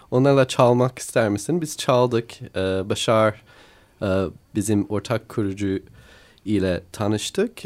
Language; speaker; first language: Turkish; non-native, learner; English